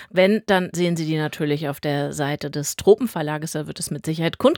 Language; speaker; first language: German; native; German